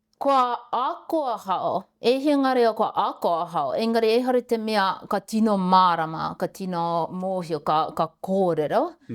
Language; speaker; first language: Māori; non-native, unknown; Estonian